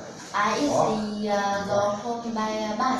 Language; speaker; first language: English; non-native, learner; Vietnamese